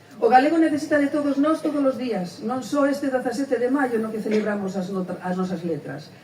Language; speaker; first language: Galician; early bilingual, heritage; Spanish